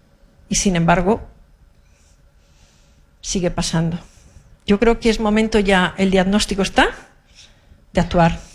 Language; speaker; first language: Spanish; native; Spanish